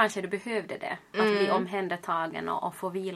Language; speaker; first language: Swedish; native; Swedish